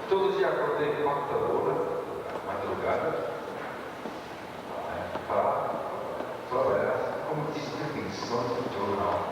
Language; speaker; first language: Portuguese; non-native, learner; Japanese